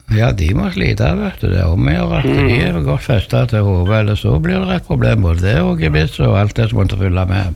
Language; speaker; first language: Norwegian; native; Norwegian